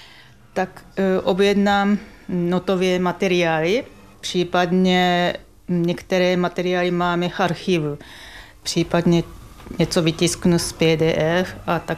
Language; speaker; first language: Czech; non-native, fluent; Japanese